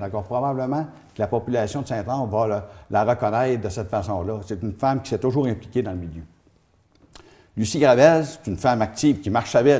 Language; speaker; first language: French; native; French